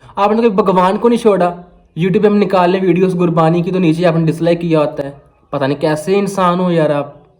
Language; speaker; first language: Hindi; non-native, local second language; Punjabi